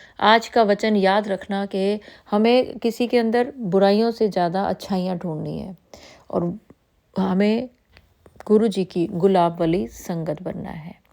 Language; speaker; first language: Hindi; native; Hindi